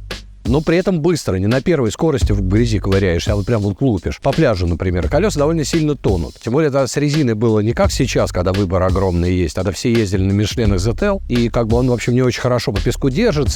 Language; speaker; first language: Russian; native; Russian